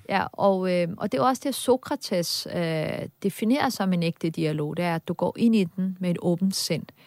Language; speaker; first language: Danish; early bilingual, other home language; Turkish